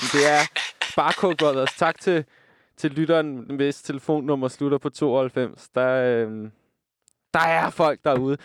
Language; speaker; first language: Danish; native; Danish